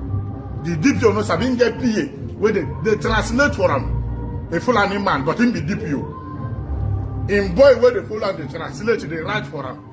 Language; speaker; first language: Nigerian Pidgin; non-native, local second language; Igbo